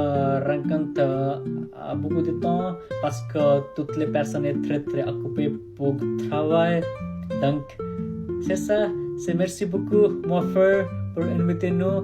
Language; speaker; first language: French; non-native, learner; Nepali